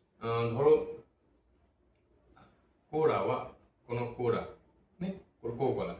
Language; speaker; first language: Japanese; non-native, fluent; Bangla